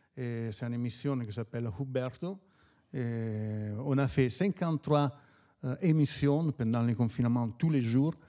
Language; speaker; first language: French; non-native, fluent; Italian